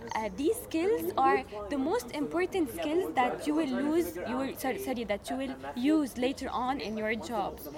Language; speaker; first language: English; non-native, fluent; Arabic